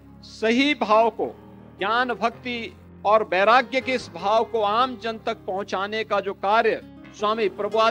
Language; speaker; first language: Hindi; native; Hindi